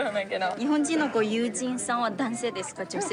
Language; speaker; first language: Japanese; non-native, fluent; Chinese